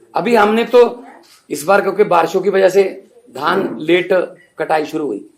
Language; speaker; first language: Hindi; non-native, local second language; Punjabi